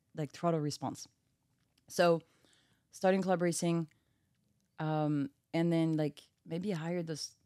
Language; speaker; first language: English; non-native, fluent; French